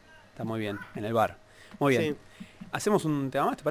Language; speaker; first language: Spanish; native; Spanish